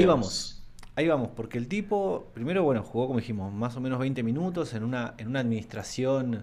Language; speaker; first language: Spanish; native; Spanish